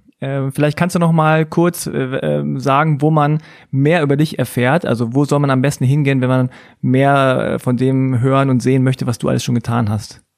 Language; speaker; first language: German; native; German